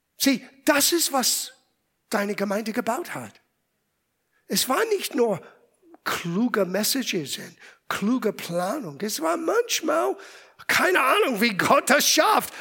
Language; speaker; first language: German; non-native, fluent; English